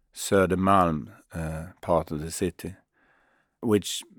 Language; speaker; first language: English; non-native, fluent; Swedish